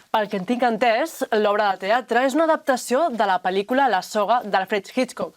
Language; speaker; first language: Catalan; native; Catalan